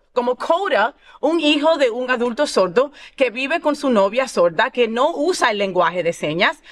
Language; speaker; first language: Spanish; early bilingual, other home language; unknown